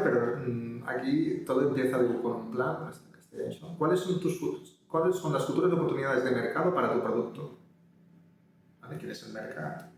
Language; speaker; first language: Catalan; native; Catalan